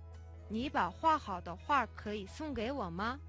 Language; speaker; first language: Chinese; non-native, fluent; Mongolian